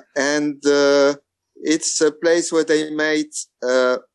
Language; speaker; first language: English; non-native, fluent; French